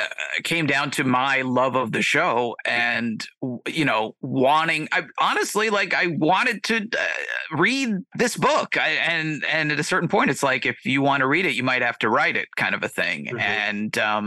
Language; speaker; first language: English; native; English